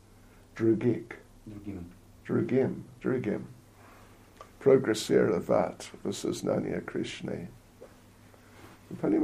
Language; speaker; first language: Russian; non-native, learner; English